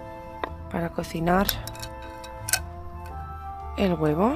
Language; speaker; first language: Spanish; non-native, learner; Italian